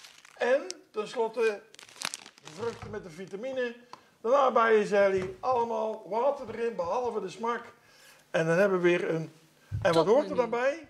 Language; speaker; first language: Dutch; native; Dutch